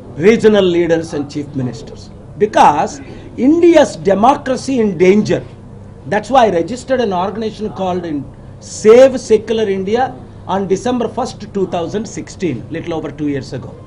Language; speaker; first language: English; non-native, local second language; Telugu